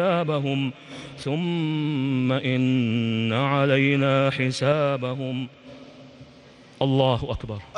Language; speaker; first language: Arabic; native; Arabic